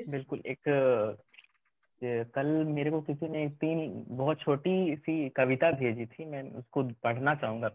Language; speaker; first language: Hindi; native; Hindi